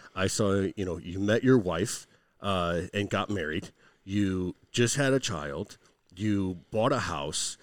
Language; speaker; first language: English; native; English